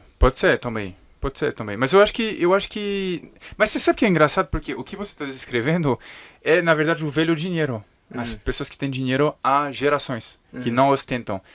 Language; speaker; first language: Portuguese; non-native, fluent; French